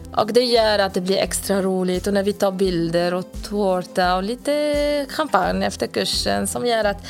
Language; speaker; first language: Swedish; non-native, fluent; Arabic